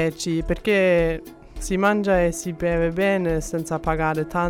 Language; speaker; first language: Italian; non-native, fluent; German